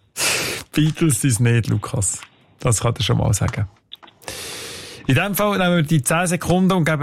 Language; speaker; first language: German; native; German